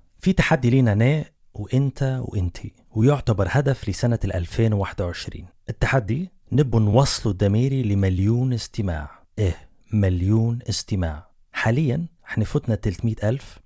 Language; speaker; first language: Arabic; native; Arabic